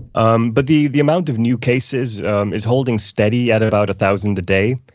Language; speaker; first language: English; non-native, fluent; Icelandic